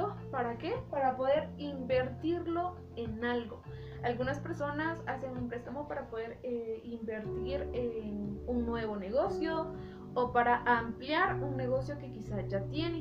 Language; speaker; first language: Spanish; native; Spanish